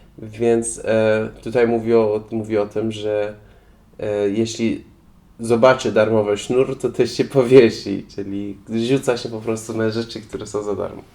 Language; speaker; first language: Polish; non-native, fluent; Persian